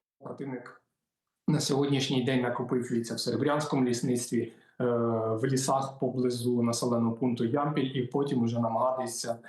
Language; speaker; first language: Ukrainian; native; Ukrainian